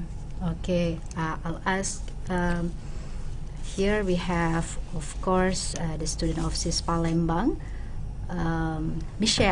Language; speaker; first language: English; non-native, local second language; Indonesian